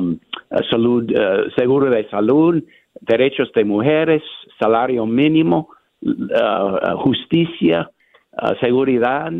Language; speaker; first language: Spanish; non-native, fluent; English